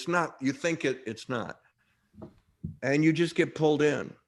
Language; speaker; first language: English; native; English